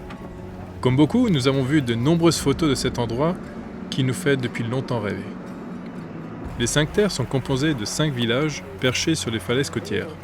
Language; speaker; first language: French; native; French